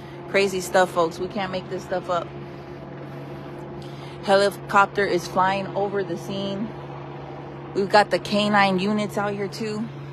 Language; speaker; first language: English; early bilingual, other home language; Spanish